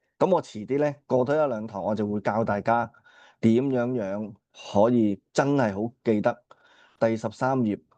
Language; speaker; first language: Cantonese; native; Cantonese